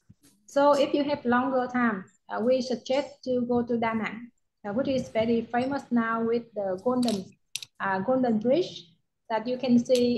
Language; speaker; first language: English; non-native, learner; Vietnamese